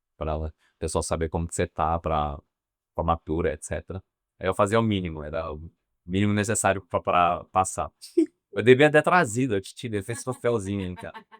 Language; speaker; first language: Portuguese; non-native, fluent; Chinese